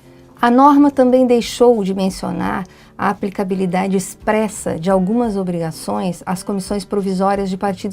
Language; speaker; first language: Portuguese; native; Portuguese